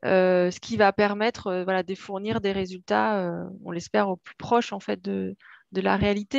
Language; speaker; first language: French; native; French